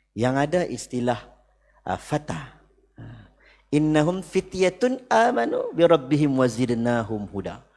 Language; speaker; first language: Malay; native; Malay